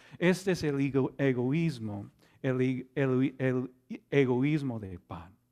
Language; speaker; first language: Spanish; non-native, fluent; English